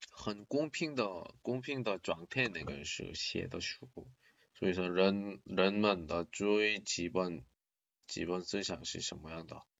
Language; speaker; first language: Chinese; non-native, learner; Korean